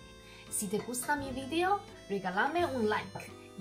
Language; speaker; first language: Spanish; non-native, learner; Chinese